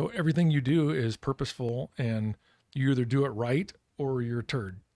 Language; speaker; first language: English; native; English